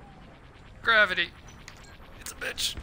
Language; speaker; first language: English; native; English